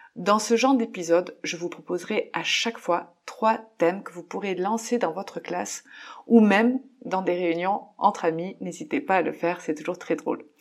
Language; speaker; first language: French; native; French